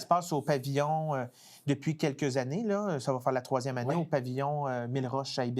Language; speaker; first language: French; native; French